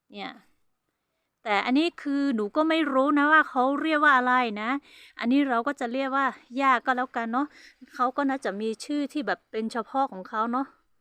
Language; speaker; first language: Thai; non-native, local second language; Hmong